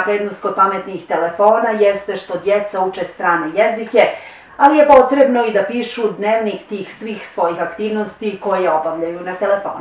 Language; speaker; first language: Croatian; native; Croatian